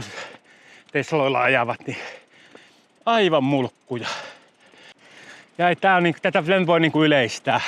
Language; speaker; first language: Finnish; native; Finnish